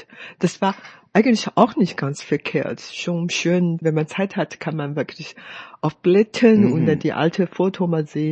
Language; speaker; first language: German; non-native, fluent; Chinese